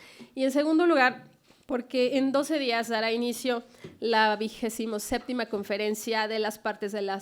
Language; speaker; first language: Spanish; native; Spanish